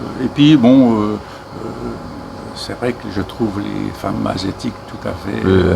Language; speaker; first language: French; native; French